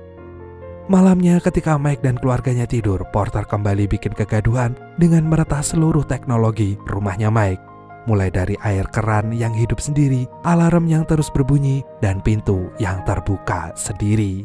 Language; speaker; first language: Indonesian; native; Indonesian